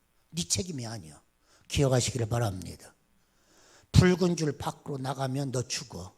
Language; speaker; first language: Korean; native; Korean